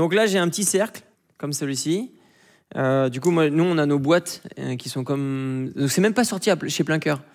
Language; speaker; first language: French; native; French